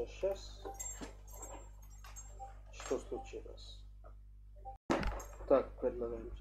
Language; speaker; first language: Russian; non-native, learner; English